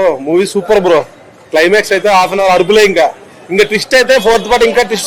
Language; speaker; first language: Telugu; native; Telugu